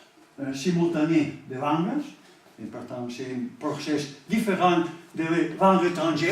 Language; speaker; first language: French; non-native, learner; Catalan